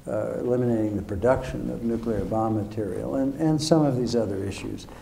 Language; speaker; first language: English; native; English